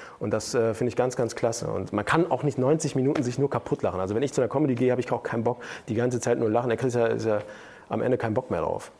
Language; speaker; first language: German; early bilingual, other home language; Turkish